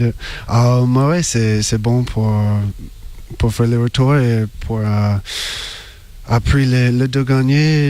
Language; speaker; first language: French; non-native, learner; English